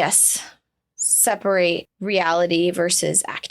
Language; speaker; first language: English; native; English